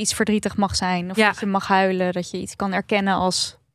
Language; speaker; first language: Dutch; native; Dutch